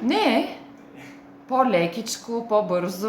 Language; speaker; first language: Bulgarian; native; Bulgarian